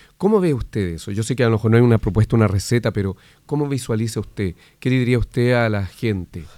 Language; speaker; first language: Spanish; native; Spanish